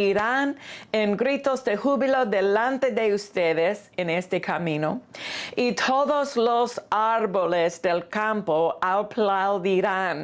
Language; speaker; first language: Spanish; non-native, fluent; English